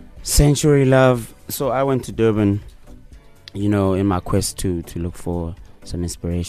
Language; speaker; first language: English; non-native, local second language; Tswana